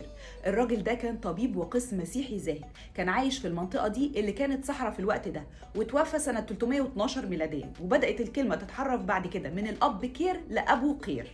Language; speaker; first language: Arabic; native; Arabic